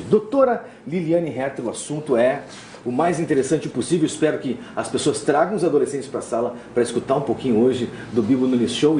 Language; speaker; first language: Portuguese; native; Portuguese